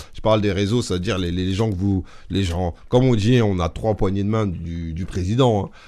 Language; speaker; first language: French; native; French